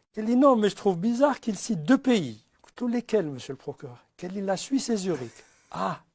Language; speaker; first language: French; non-native, local second language; Arabic